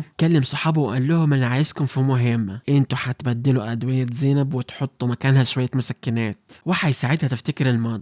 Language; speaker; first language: Arabic; native; Arabic